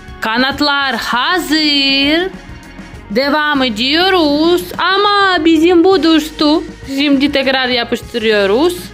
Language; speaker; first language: Turkish; non-native, learner; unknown